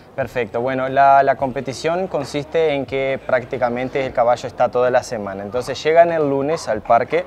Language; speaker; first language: Spanish; early bilingual, heritage; Spanish